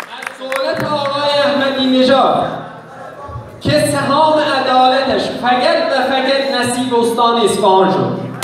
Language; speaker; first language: Persian; non-native, local second language; Azerbaijani